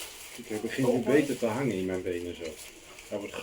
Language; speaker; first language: Dutch; native; Dutch